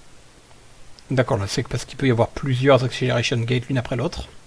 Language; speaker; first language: French; native; French